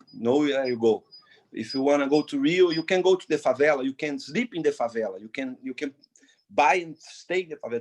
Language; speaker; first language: English; non-native, fluent; Portuguese